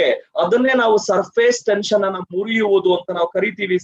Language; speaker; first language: Kannada; native; Kannada